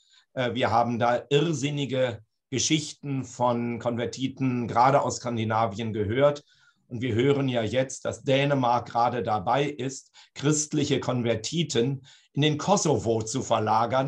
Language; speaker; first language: German; native; German